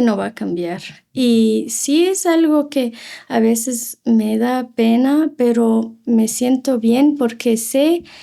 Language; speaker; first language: Spanish; non-native, fluent; Arabic